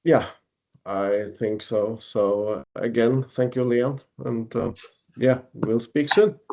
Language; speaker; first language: English; non-native, fluent; Norwegian